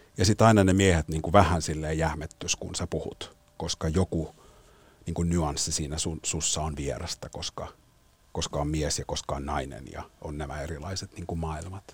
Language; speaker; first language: Finnish; native; Finnish